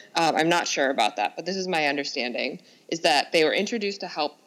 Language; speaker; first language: English; native; English